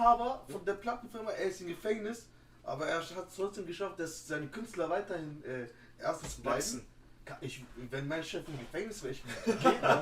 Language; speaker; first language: German; native; German